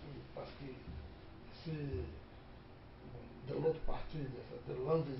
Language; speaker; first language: French; non-native, fluent; Portuguese